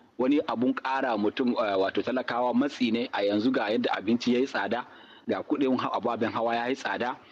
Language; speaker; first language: Hausa; native; Hausa